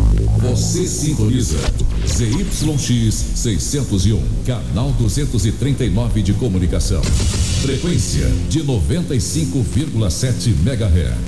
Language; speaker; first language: Portuguese; native; Portuguese